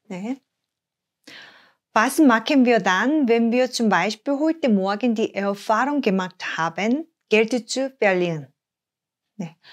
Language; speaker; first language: German; non-native, fluent; Korean